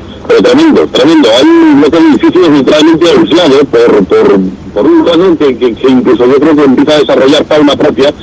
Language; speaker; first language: Spanish; native; Spanish